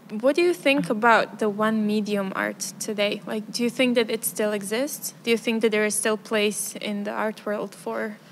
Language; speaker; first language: English; non-native, fluent; Serbian